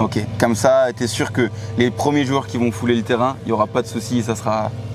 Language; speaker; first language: French; native; French